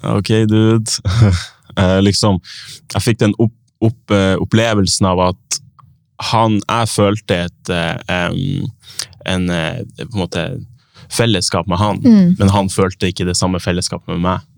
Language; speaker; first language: Norwegian; native; Norwegian